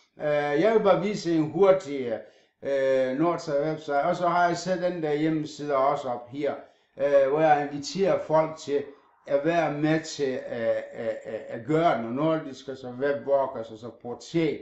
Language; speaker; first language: Danish; non-native, fluent; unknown